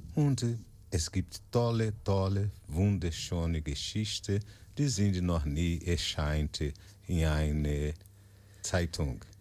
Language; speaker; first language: German; non-native, learner; Portuguese